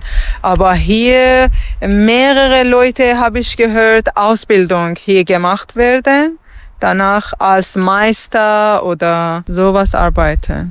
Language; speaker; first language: German; non-native, learner; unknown